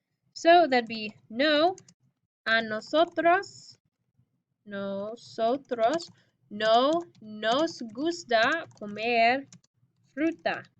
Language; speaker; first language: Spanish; non-native, fluent; English